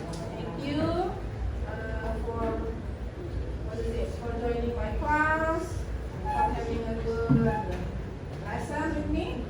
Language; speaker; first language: English; non-native, fluent; Indonesian